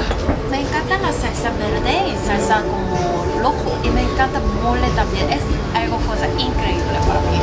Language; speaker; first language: Spanish; non-native, learner; Korean